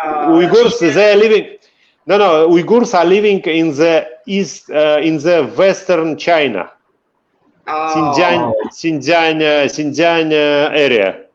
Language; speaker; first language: English; non-native, fluent; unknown